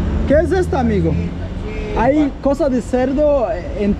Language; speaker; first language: Spanish; non-native, learner; English